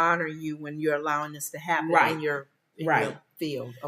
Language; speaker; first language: English; native; English